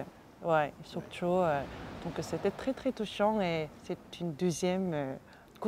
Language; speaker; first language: French; non-native, fluent; Korean